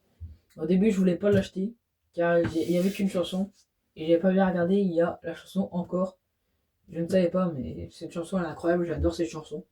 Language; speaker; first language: French; native; French